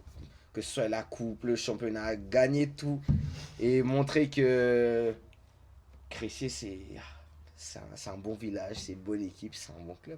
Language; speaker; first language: French; native; French